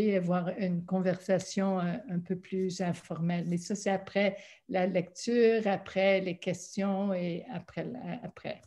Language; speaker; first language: French; non-native, local second language; English